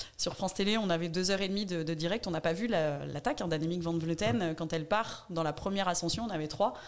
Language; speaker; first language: French; native; French